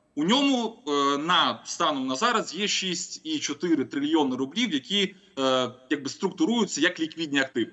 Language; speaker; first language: Ukrainian; non-native, local second language; Russian